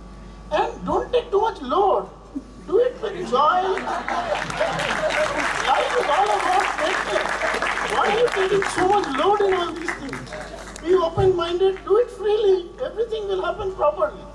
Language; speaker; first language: English; non-native, local second language; Bangla